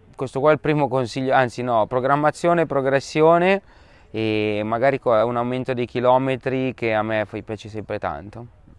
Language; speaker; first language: Italian; native; Italian